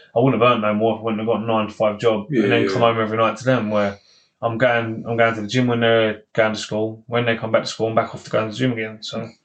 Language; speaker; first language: English; native; English